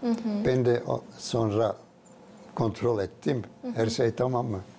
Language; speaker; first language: Turkish; non-native, fluent; Finnish